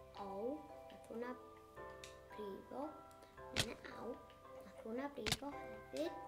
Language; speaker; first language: Welsh; non-native, local second language; English